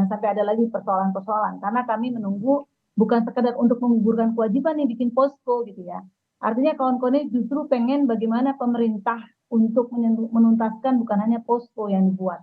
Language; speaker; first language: Indonesian; native; Indonesian